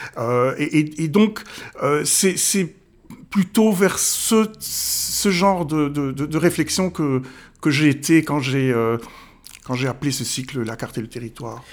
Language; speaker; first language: French; native; French